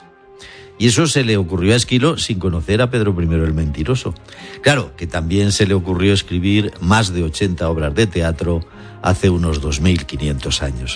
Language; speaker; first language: Spanish; native; Spanish